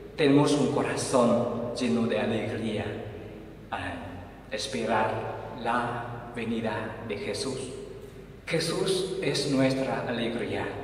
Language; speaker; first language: Spanish; non-native, fluent; Vietnamese